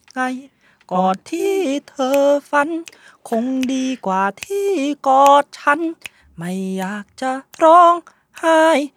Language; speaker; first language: Thai; non-native, local second language; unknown